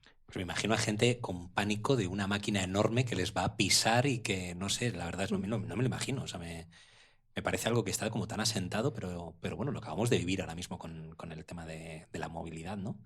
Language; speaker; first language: Spanish; native; Spanish